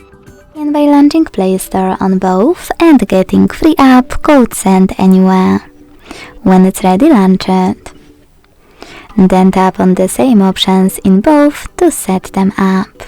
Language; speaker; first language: English; non-native, fluent; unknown